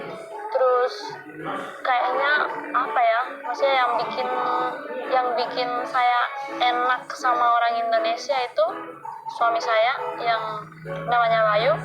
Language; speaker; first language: Indonesian; non-native, fluent; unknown